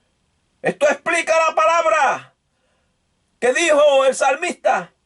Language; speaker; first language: Spanish; native; Spanish